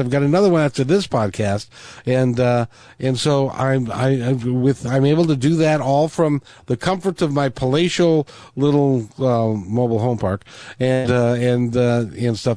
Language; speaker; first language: English; native; English